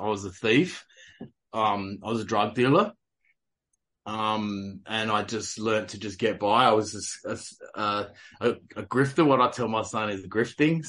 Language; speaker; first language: English; native; English